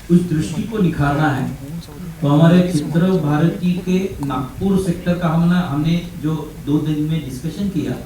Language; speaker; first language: Hindi; non-native, local second language; Marathi